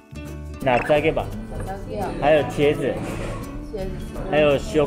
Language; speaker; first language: Chinese; non-native, fluent; Japanese